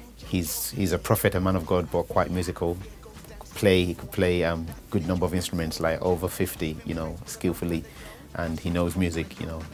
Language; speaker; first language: English; non-native, local second language; Yoruba